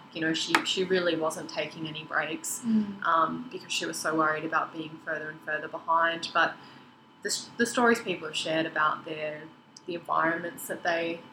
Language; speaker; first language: English; native; English